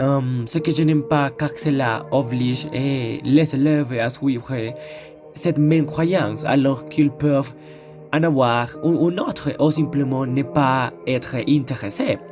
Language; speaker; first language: French; non-native, learner; Spanish